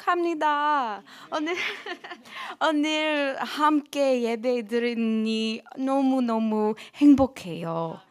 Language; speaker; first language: Korean; non-native, learner; English